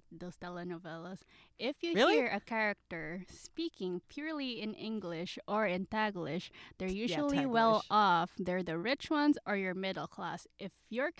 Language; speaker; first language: English; non-native, local second language; Filipino